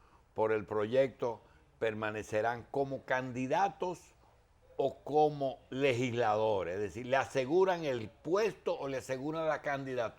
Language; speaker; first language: Spanish; native; Spanish